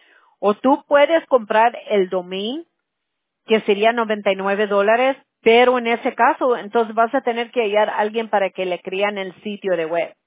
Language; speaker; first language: Spanish; early bilingual, heritage; Spanish